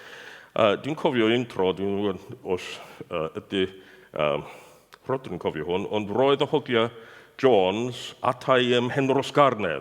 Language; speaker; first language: Welsh; non-native, fluent; English